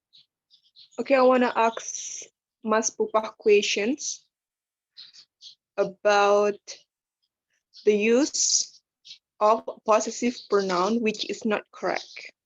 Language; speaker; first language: English; non-native, learner; Indonesian